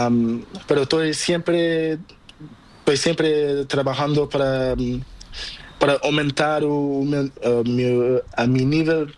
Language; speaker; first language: Spanish; non-native, learner; Portuguese